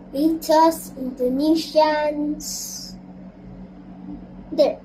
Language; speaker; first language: English; non-native, learner; Filipino